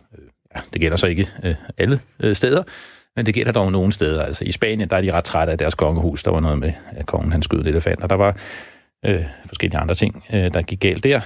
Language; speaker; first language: Danish; native; Danish